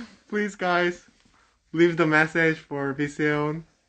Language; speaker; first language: English; non-native, learner; Korean